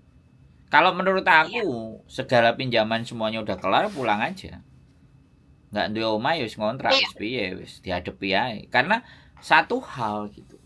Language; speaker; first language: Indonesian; non-native, local second language; Javanese